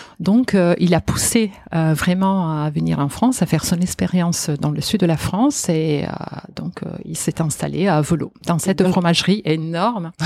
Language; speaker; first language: French; non-native, fluent; Italian